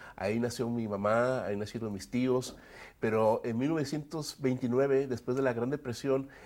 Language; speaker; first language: Spanish; early bilingual, other home language; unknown